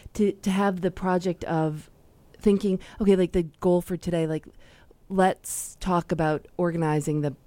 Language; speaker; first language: English; native; English